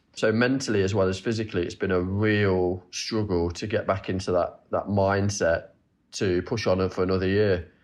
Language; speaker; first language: English; native; English